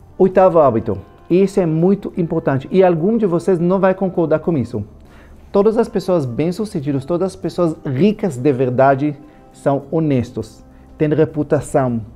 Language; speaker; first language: Portuguese; non-native, fluent; Hebrew